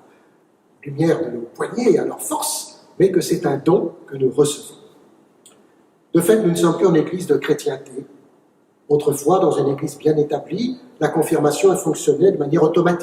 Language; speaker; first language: French; native; French